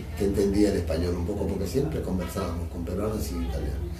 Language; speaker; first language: Spanish; native; Spanish